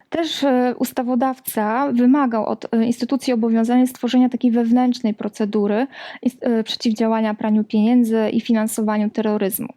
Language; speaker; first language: Polish; native; Polish